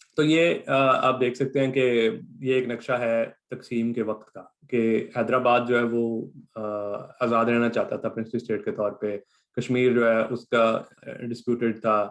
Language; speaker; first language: Urdu; non-native, local second language; Punjabi